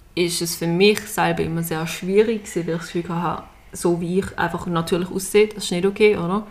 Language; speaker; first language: German; native; German